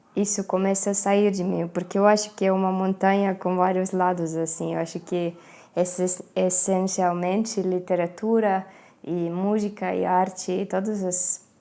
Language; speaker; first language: Portuguese; non-native, fluent; Estonian